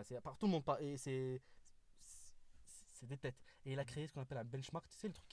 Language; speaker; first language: French; native; French